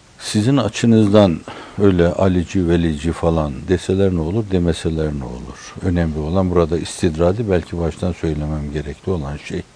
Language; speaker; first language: Turkish; native; Turkish